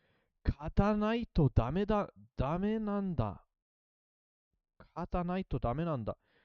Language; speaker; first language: Japanese; non-native, learner; English